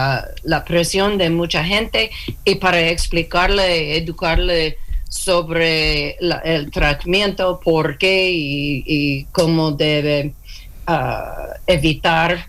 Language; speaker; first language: Spanish; non-native, learner; English